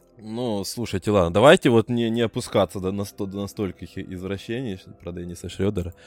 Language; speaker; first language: Russian; native; Russian